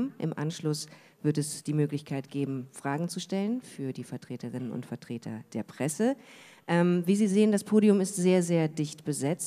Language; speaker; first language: German; native; German